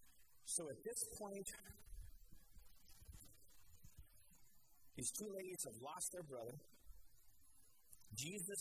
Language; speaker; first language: English; native; English